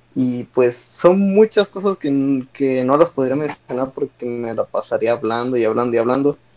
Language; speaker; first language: Spanish; native; Spanish